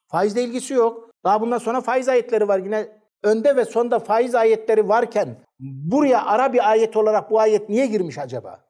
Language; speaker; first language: Turkish; native; Turkish